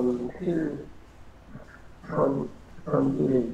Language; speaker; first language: Korean; non-native, learner; Indonesian